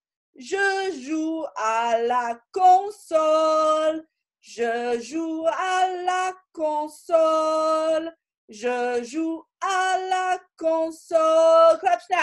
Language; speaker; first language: French; non-native, fluent; English